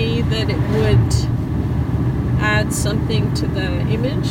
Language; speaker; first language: English; native; English